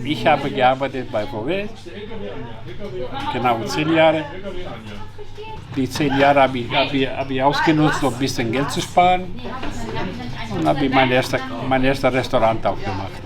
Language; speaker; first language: German; non-native, fluent; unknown